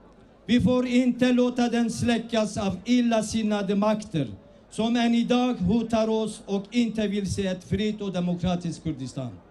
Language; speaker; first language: Swedish; early bilingual, other home language; Kurdish